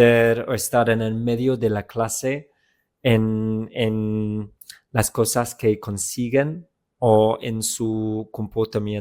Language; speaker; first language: Spanish; non-native, fluent; English